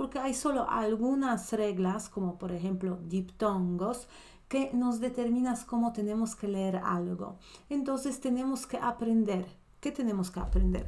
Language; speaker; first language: Spanish; non-native, fluent; Polish